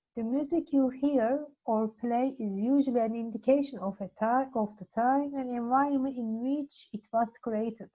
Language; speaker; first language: English; non-native, fluent; Turkish